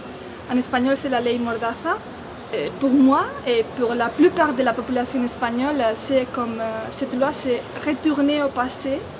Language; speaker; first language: French; non-native, fluent; Spanish